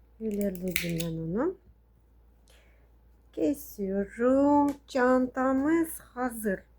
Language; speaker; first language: Turkish; non-native, fluent; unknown